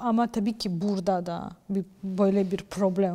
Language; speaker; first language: Turkish; non-native, fluent; Ukrainian